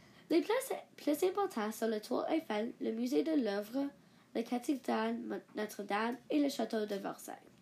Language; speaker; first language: French; non-native, learner; English